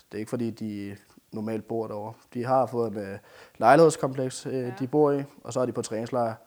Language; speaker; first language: Danish; early bilingual, other home language; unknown